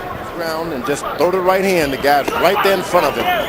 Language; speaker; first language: English; native; English